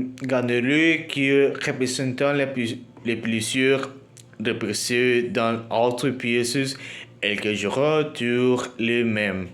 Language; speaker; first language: French; non-native, learner; Spanish